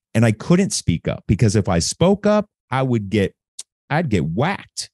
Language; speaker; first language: English; native; English